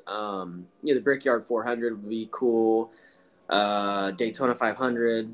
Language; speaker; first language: English; native; English